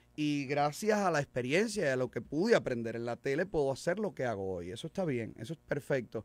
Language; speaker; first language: Spanish; native; Spanish